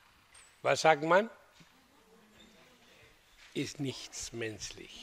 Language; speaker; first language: German; non-native, fluent; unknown